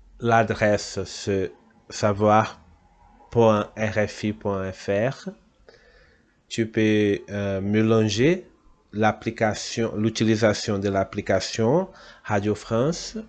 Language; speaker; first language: French; non-native, fluent; Portuguese